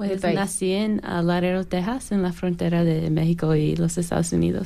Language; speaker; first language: Spanish; non-native, learner; English